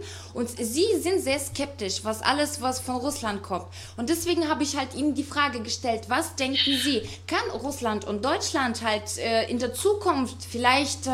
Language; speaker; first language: German; non-native, fluent; Russian